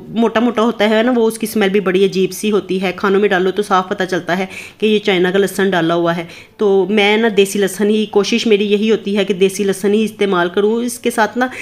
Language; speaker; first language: Urdu; native; Urdu